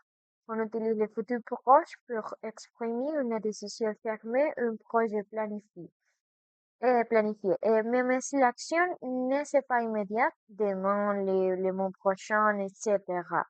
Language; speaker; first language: French; non-native, learner; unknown